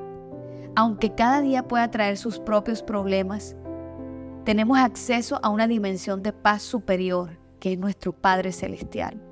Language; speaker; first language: Spanish; native; Spanish